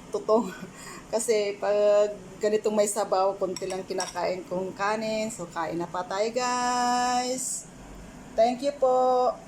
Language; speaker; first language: Filipino; non-native, local second language; Iloko